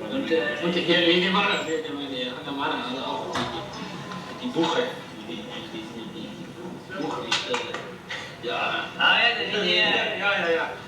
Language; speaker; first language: German; non-native, learner; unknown